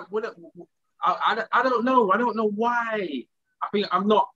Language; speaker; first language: English; native; English